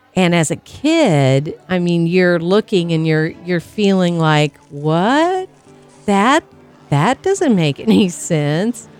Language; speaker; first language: English; native; English